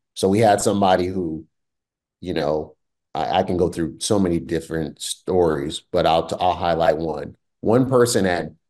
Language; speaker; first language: English; native; English